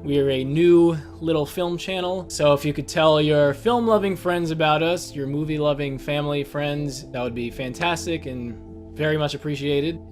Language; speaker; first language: English; native; English